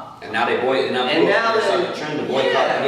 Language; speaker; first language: English; native; English